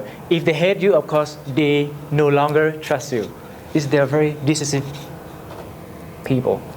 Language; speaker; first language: English; non-native, learner; Lao